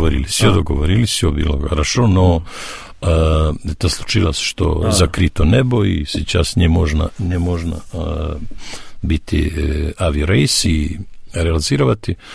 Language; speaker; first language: Russian; non-native, learner; Serbian